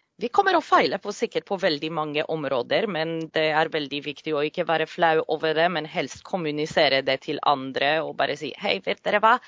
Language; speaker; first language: Norwegian; non-native, fluent; Polish